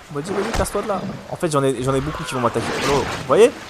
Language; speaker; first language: French; native; French